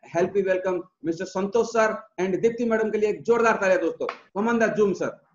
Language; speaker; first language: Hindi; non-native, local second language; Odia